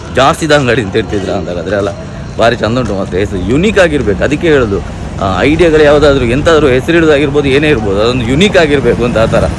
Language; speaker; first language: Kannada; non-native, local second language; Tulu